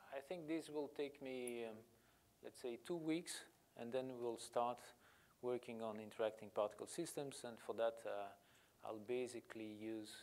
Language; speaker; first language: English; non-native, fluent; Portuguese